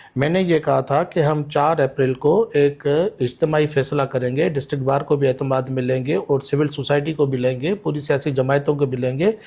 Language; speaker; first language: Urdu; non-native, local second language; Sindhi